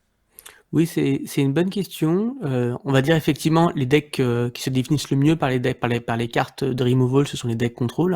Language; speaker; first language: French; native; French